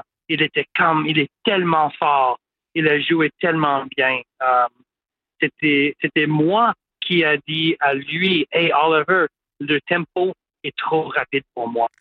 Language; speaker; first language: French; non-native, local second language; English